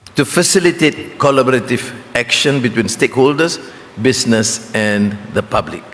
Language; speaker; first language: English; non-native, local second language; Malay